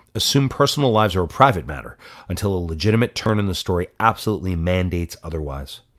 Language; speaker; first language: English; native; English